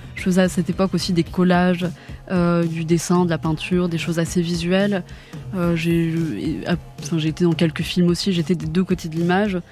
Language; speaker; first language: French; native; French